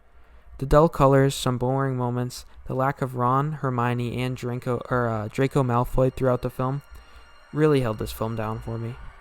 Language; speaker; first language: English; native; English